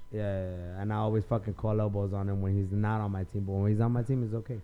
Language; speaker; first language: English; early bilingual, other home language; Spanish